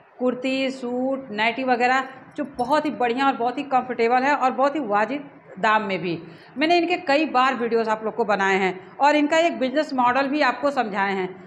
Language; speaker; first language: Hindi; native; Hindi